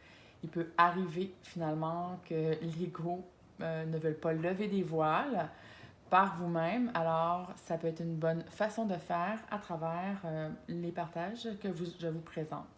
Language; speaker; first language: French; native; French